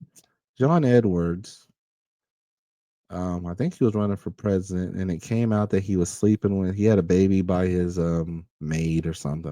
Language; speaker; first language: English; native; English